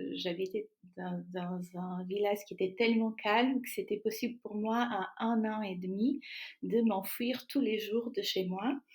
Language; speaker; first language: French; non-native, fluent; Portuguese